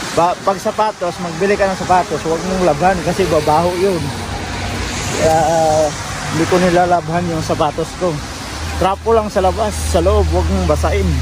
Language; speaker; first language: Filipino; non-native, local second language; Cebuano